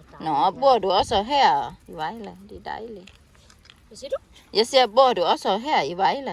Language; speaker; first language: Danish; non-native, learner; Thai